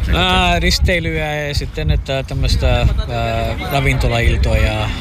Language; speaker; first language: Finnish; non-native, fluent; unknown